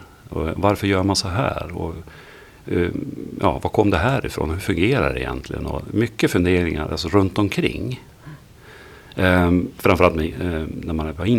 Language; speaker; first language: Swedish; native; Swedish